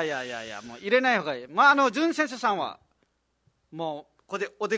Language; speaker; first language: Japanese; non-native, fluent; Nepali